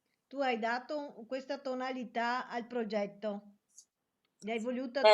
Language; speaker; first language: Italian; native; Italian